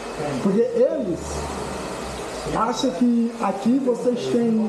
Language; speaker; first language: Portuguese; non-native, fluent; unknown